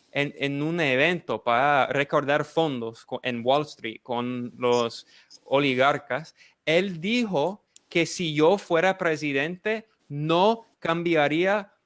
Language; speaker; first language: Spanish; non-native, fluent; English